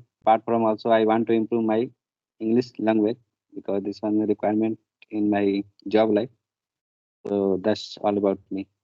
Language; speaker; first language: English; non-native, learner; Hindi